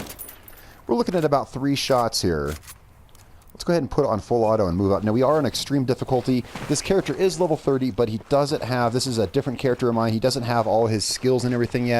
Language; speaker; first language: English; native; English